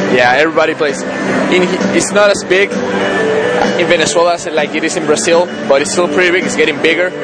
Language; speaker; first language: English; non-native, fluent; Spanish